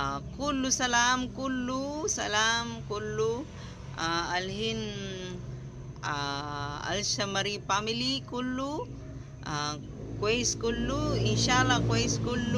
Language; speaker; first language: Arabic; non-native, learner; Filipino